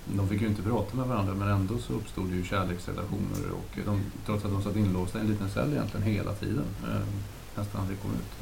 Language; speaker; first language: Swedish; native; Swedish